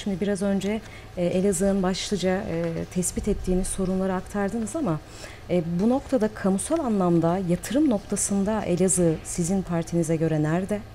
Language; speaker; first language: Turkish; native; Turkish